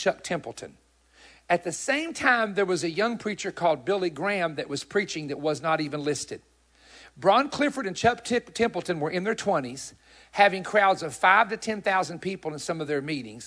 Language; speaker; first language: English; native; English